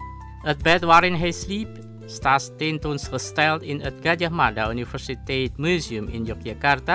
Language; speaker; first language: Dutch; non-native, learner; Indonesian